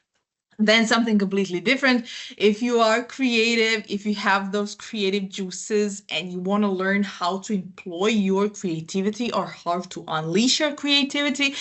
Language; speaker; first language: English; non-native, fluent; Croatian